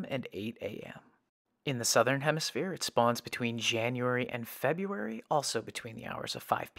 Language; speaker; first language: English; native; English